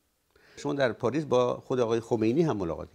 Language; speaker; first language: Persian; native; Persian